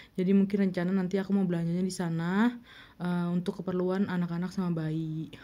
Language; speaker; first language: Indonesian; native; Indonesian